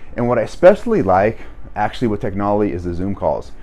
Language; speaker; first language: English; native; English